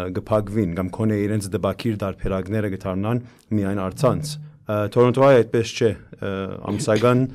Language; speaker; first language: Armenian; early bilingual, heritage; Armenian